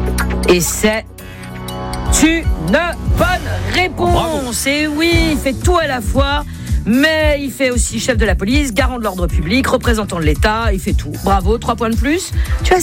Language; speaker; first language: French; native; French